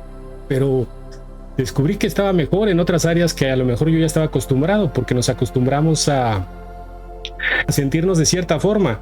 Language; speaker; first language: Spanish; native; Spanish